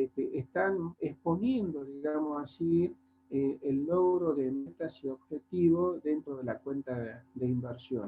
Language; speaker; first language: Spanish; native; Spanish